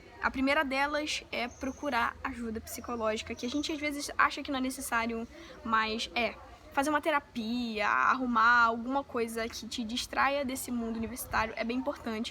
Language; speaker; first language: Portuguese; native; Portuguese